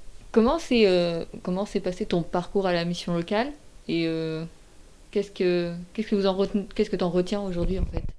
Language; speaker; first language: French; native; French